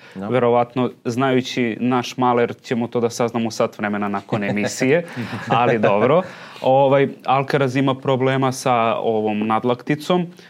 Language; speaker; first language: Serbian; native; Serbian